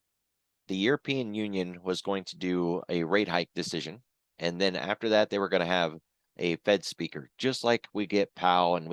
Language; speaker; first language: English; native; English